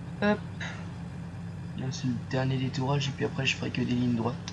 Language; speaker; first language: French; native; French